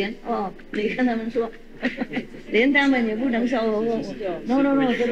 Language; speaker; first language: Chinese; non-native, fluent; Vietnamese